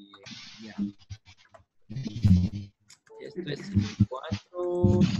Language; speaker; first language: Spanish; native; Spanish